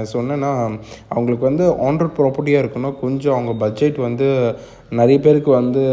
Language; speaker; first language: Tamil; native; Tamil